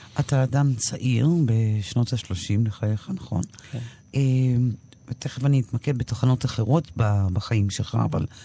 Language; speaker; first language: Hebrew; native; Hebrew